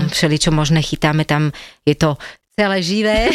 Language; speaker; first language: Slovak; native; Slovak